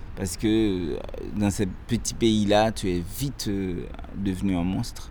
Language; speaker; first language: French; non-native, local second language; Haitian Creole